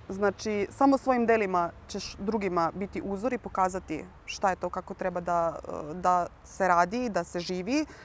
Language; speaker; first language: Serbian; early bilingual, other home language; Slovenian